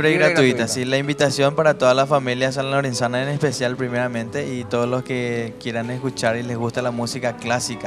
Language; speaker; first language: Spanish; native; Spanish